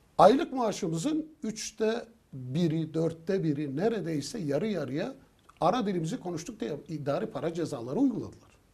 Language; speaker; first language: Turkish; native; Turkish